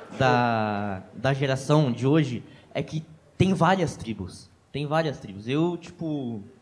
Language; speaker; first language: Portuguese; native; Portuguese